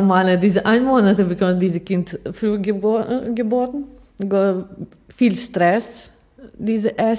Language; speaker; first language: German; non-native, learner; Ukrainian